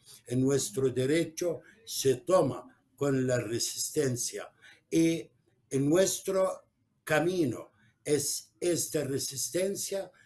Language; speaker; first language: Spanish; non-native, fluent; Arabic